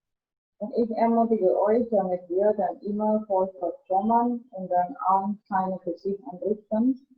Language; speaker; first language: German; non-native, learner; Indonesian